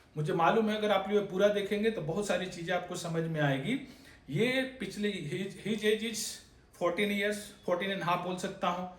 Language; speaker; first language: Hindi; native; Hindi